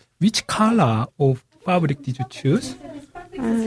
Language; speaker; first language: English; non-native, learner; Korean